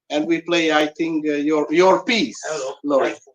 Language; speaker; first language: English; non-native, learner; Hungarian